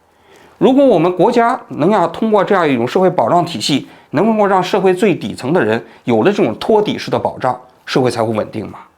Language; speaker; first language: Chinese; native; Chinese